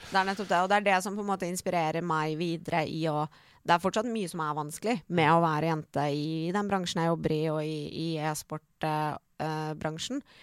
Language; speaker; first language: Norwegian; early bilingual, other home language; Persian